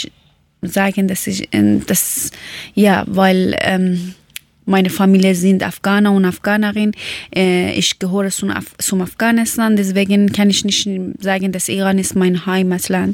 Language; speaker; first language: German; non-native, learner; Persian